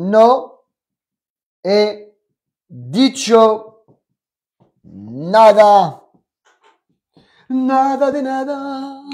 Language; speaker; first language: Spanish; non-native, fluent; French